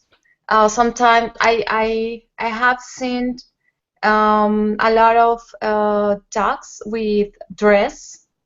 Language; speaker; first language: English; non-native, learner; Spanish